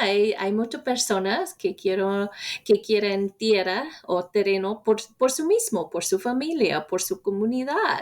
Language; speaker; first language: Spanish; non-native, fluent; English